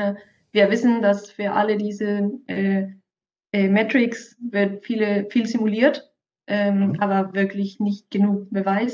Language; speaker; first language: German; non-native, fluent; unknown